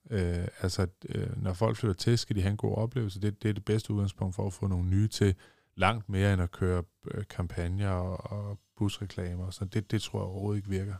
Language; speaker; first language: Danish; native; Danish